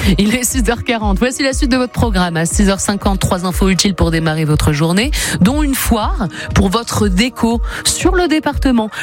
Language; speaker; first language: French; native; French